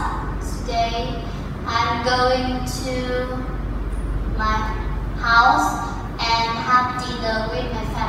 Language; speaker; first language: English; non-native, learner; Vietnamese